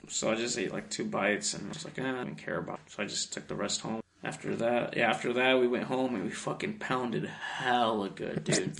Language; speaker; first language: English; early bilingual, other home language; Spanish